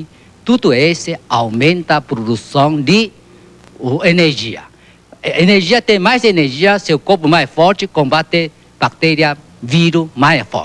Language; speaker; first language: Portuguese; non-native, learner; Chinese